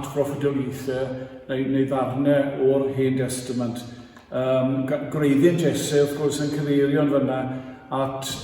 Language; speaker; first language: Welsh; native; Welsh